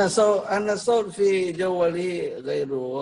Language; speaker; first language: Arabic; non-native, fluent; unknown